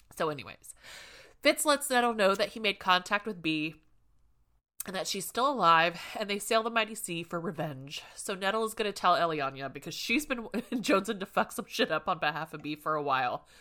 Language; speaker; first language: English; native; English